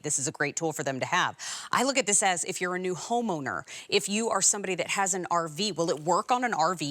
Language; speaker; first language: English; native; English